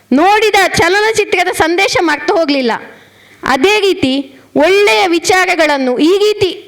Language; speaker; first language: Kannada; native; Kannada